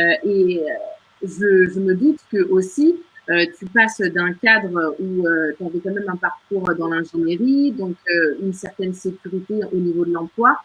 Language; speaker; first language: French; native; French